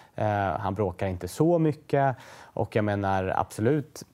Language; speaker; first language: Swedish; native; Swedish